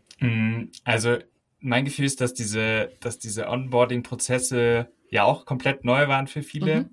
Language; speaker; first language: German; native; German